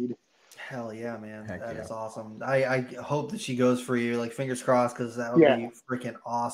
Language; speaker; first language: English; native; English